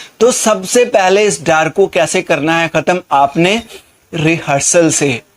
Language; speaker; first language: Hindi; non-native, local second language; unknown